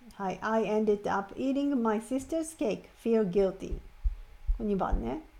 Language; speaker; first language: English; non-native, fluent; Japanese